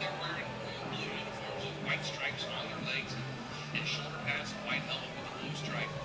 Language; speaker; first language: English; native; English